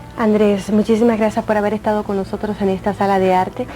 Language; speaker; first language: Spanish; native; Spanish